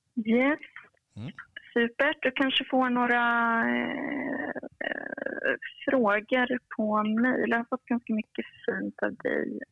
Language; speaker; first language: Swedish; native; Swedish